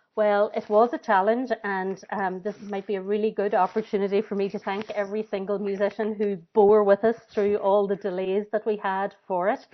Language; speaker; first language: English; native; English